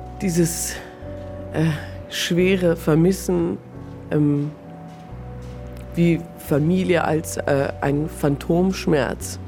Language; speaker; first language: German; early bilingual, other home language; Persian